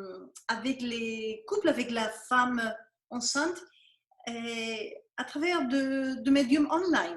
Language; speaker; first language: French; non-native, fluent; Spanish